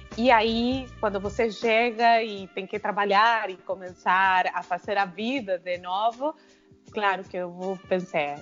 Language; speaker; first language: Portuguese; non-native, fluent; Spanish